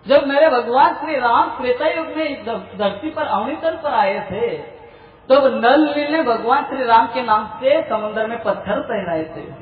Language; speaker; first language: Hindi; non-native, local second language; Marathi